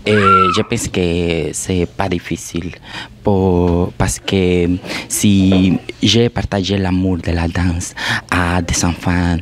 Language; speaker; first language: French; non-native, learner; Spanish